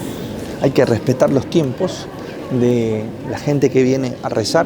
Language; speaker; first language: Spanish; native; Spanish